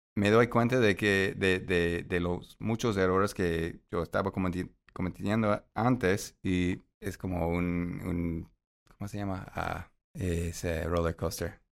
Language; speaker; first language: Spanish; non-native, fluent; English